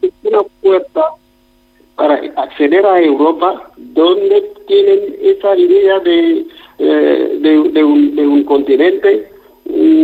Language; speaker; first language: Spanish; non-native, fluent; Wolof